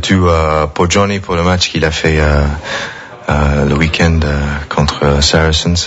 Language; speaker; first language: French; non-native, fluent; English